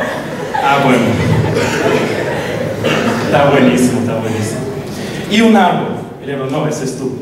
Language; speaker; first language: Spanish; non-native, local second language; Portuguese